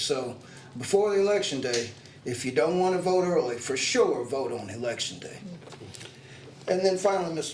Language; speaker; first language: English; native; English